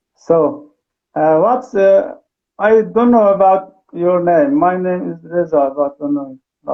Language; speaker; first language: English; non-native, learner; Persian